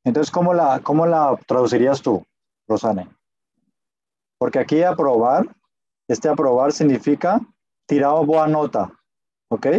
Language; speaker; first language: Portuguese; non-native, fluent; Spanish